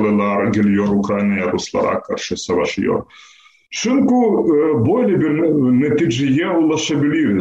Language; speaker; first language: Turkish; non-native, fluent; Ukrainian